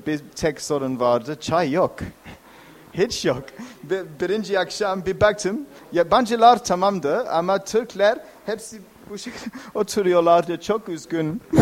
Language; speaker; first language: Turkish; non-native, fluent; English